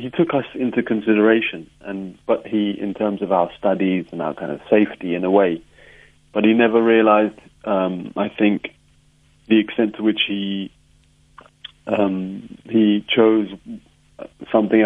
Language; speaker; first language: English; native; English